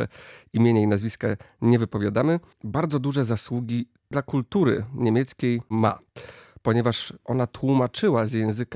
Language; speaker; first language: Polish; native; Polish